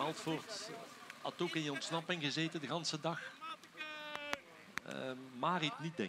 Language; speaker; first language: Dutch; native; Dutch